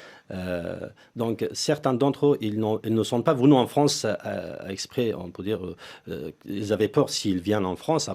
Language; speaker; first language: French; non-native, fluent; Persian